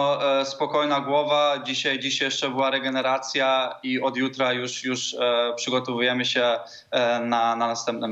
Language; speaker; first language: Polish; early bilingual, heritage; Polish